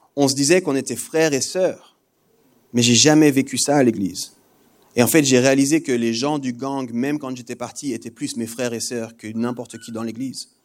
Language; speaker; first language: French; native; French